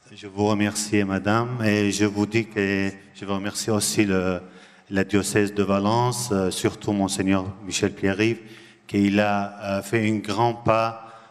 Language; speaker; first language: French; non-native, learner; Arabic